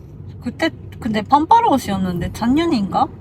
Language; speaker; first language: Korean; non-native, fluent; Japanese